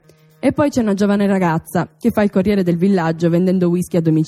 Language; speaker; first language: Italian; native; Italian